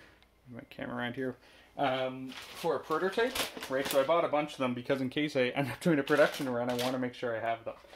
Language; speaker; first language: English; native; English